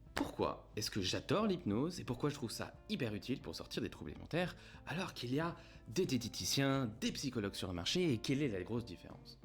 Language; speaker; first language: French; native; French